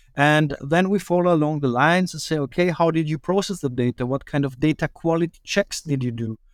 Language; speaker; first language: English; early bilingual, other home language; German